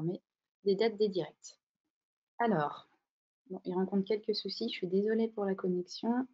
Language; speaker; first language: French; native; French